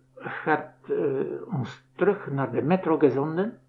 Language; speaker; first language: Dutch; non-native, fluent; Polish